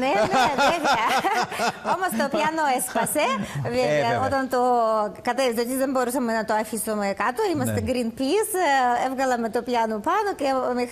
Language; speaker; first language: Greek; non-native, learner; Russian